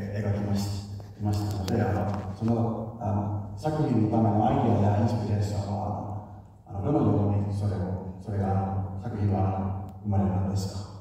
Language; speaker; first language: Japanese; non-native, fluent; Finnish